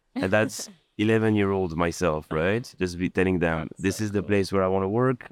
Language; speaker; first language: English; non-native, fluent; Arabic